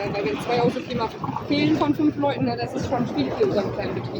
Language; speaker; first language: German; native; German